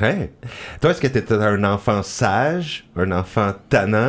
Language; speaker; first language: French; native; French